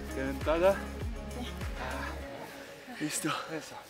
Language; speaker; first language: Spanish; non-native, fluent; French